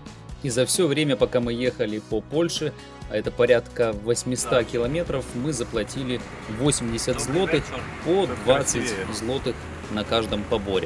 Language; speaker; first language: Russian; native; Russian